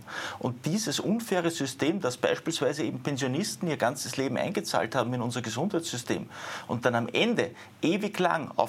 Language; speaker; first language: German; native; German